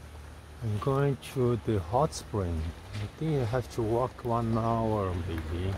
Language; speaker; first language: English; non-native, fluent; Portuguese